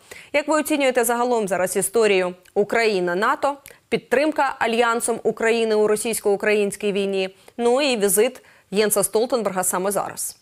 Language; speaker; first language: Ukrainian; native; Ukrainian